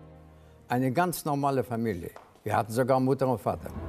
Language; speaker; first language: German; non-native, fluent; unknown